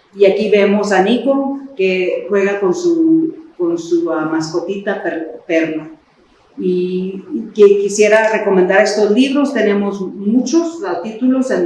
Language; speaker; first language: Spanish; early bilingual, other home language; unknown